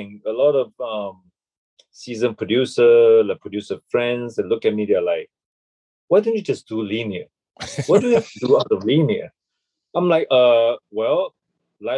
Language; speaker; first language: English; non-native, local second language; Chinese